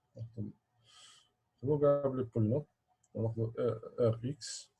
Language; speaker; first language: French; non-native, local second language; Arabic